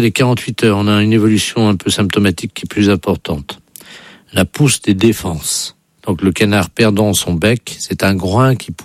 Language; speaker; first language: French; native; French